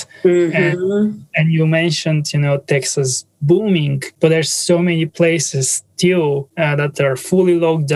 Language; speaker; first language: English; non-native, fluent; Bulgarian